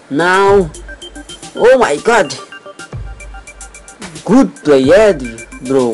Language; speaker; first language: English; non-native, learner; Portuguese